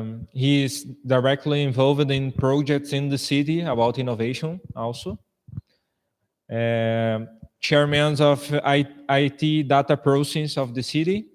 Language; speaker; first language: English; non-native, fluent; Portuguese